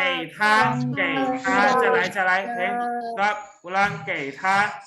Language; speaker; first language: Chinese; non-native, local second language; Indonesian